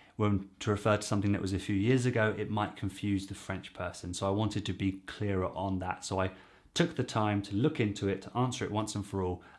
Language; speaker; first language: English; native; English